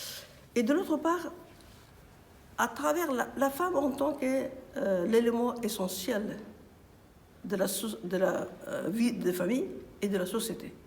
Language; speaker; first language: French; non-native, fluent; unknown